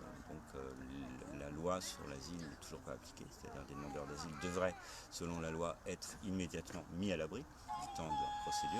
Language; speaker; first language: French; native; French